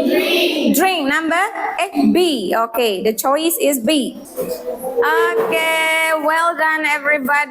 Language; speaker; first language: English; non-native, fluent; Indonesian